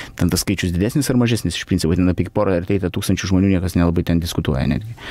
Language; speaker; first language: Lithuanian; native; Lithuanian